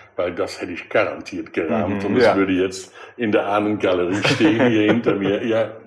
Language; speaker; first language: German; early bilingual, other home language; Dutch